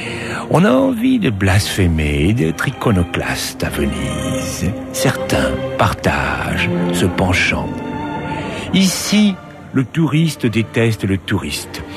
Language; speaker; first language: French; native; French